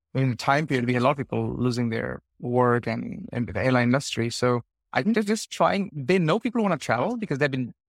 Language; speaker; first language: English; non-native, local second language; Hindi